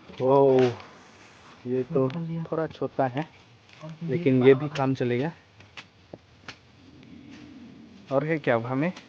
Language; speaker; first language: Hindi; non-native, local second language; Karbi